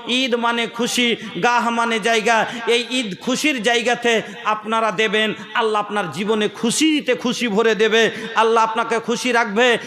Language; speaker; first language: Bangla; non-native, local second language; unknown